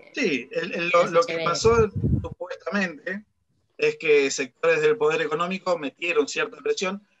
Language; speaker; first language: Spanish; native; Spanish